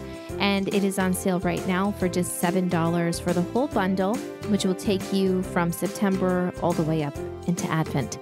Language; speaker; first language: English; native; English